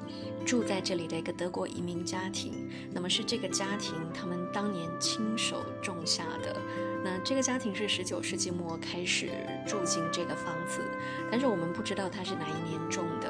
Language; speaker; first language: Chinese; native; Chinese